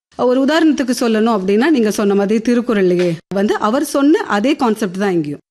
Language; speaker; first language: Tamil; non-native, local second language; Telugu